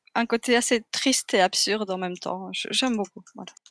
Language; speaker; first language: French; native; French